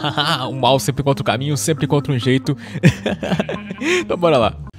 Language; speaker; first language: Portuguese; native; Portuguese